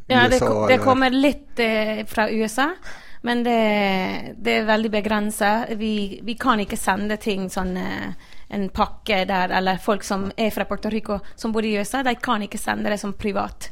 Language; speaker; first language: Norwegian; non-native, fluent; Spanish